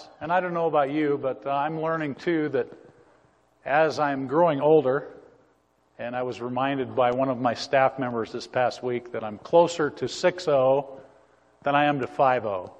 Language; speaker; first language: English; native; English